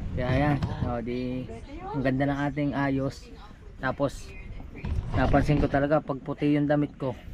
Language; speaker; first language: Filipino; native; Filipino